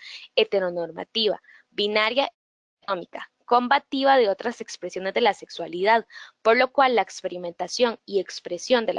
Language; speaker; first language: Spanish; native; Spanish